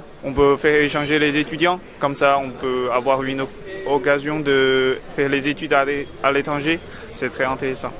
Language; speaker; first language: French; non-native, fluent; Chinese